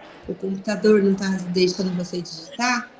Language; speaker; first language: Portuguese; native; Portuguese